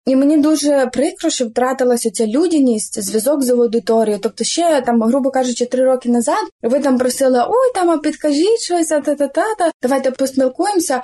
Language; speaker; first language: Ukrainian; native; Ukrainian